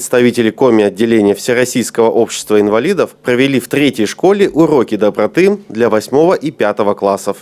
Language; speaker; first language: Russian; native; Russian